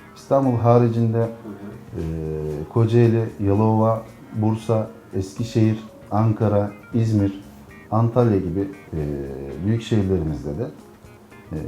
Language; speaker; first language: Turkish; native; Turkish